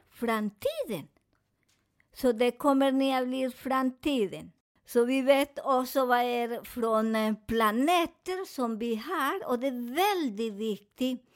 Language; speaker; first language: Swedish; non-native, learner; Spanish